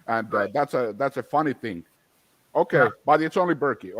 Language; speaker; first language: English; non-native, fluent; Finnish